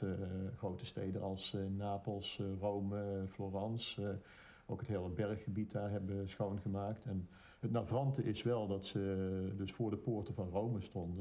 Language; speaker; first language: Dutch; native; Dutch